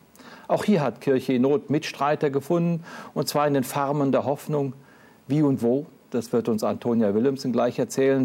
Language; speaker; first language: German; native; German